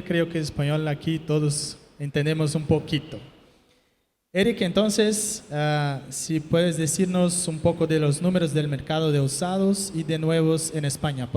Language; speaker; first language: Spanish; non-native, fluent; Portuguese